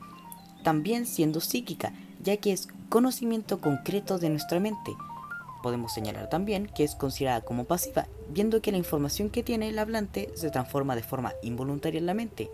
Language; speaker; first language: Spanish; native; Spanish